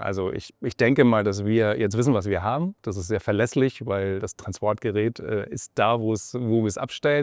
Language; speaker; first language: German; native; German